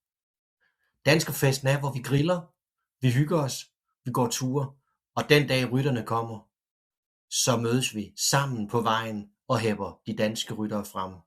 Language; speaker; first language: Danish; native; Danish